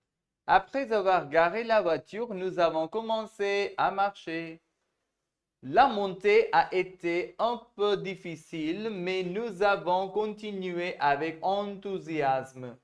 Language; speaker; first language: French; non-native, fluent; Hindi